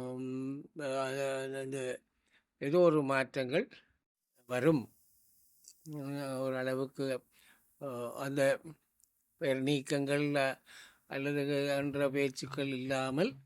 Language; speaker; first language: Tamil; native; Tamil